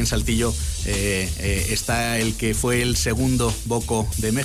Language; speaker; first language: Spanish; native; Spanish